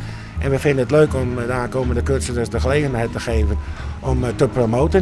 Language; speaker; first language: Dutch; native; Dutch